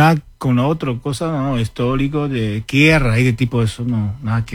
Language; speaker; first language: Spanish; non-native, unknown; Chinese